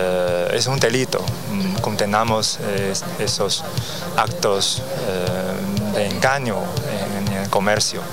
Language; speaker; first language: Spanish; non-native, learner; Chinese